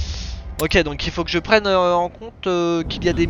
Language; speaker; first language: French; native; French